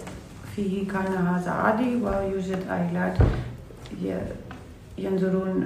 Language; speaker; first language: Arabic; non-native, learner; Russian